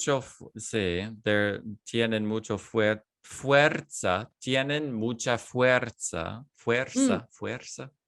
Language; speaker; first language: Spanish; non-native, learner; English